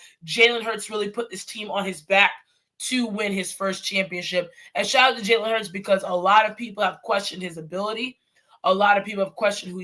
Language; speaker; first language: English; native; English